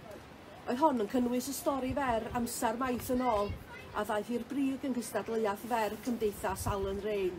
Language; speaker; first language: Welsh; native; Welsh